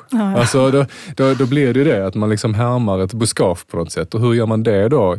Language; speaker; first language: Swedish; native; Swedish